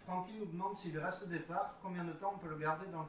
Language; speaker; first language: French; native; French